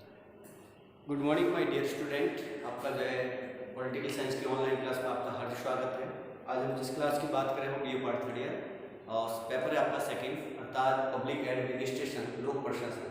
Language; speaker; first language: Hindi; native; Hindi